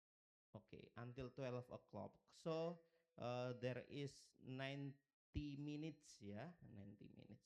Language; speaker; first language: English; non-native, local second language; Indonesian